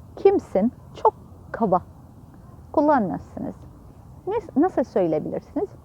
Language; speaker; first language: Turkish; non-native, fluent; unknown